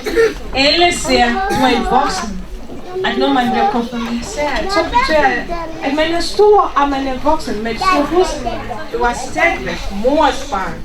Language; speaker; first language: Danish; early bilingual, other home language; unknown